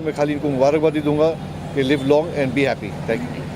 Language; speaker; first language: Hindi; native; Hindi